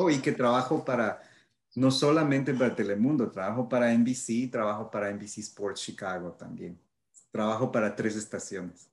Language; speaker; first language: Spanish; early bilingual, heritage; Spanish